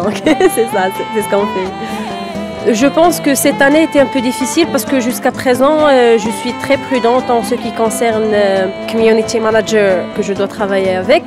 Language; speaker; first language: French; non-native, local second language; Arabic